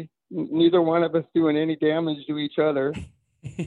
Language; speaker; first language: English; native; English